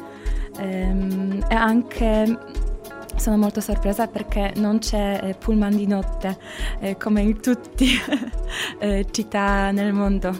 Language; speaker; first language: Italian; non-native, learner; Polish